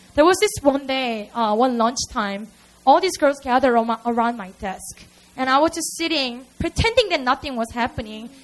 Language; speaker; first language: English; non-native, fluent; Korean